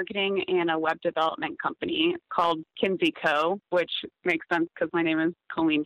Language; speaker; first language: English; native; English